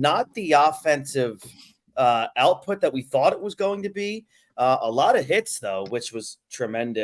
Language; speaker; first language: English; native; English